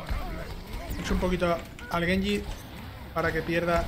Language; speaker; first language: Spanish; native; Spanish